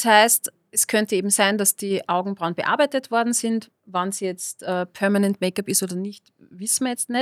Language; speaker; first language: German; native; German